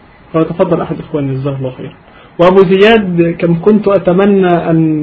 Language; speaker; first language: Arabic; native; Arabic